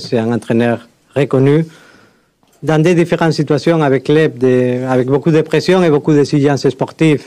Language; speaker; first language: French; non-native, fluent; Spanish